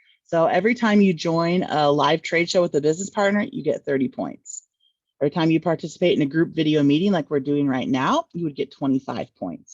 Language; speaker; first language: English; native; English